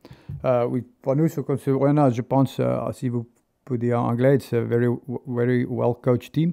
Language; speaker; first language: French; non-native, learner; English